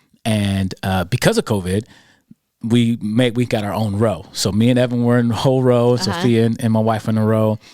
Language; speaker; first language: English; native; English